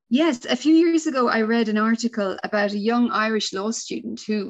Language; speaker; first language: English; native; English